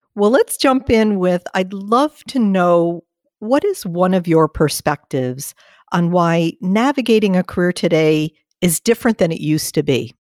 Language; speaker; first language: English; native; English